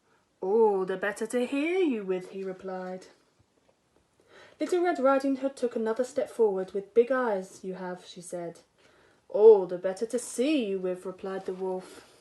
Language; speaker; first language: English; native; English